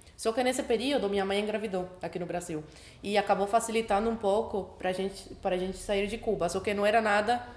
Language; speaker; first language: Portuguese; early bilingual, other home language; Spanish